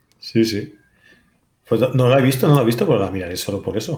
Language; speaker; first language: Spanish; native; Spanish